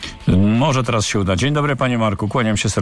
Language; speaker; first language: Polish; native; Polish